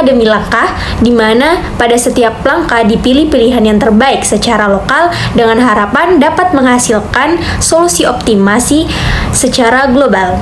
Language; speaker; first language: Indonesian; native; Indonesian